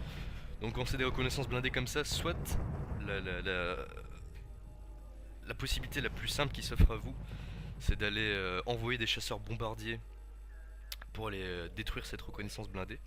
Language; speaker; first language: French; native; French